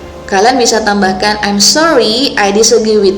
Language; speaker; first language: English; non-native, local second language; Indonesian